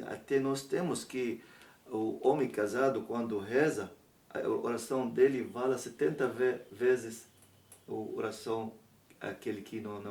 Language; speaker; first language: Portuguese; non-native, learner; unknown